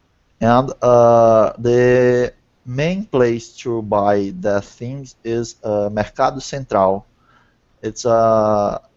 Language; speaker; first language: English; non-native, learner; Portuguese